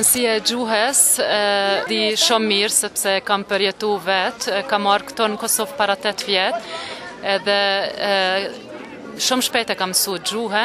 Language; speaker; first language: Albanian; non-native, fluent; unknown